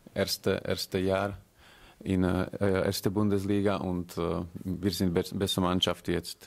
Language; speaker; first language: German; non-native, learner; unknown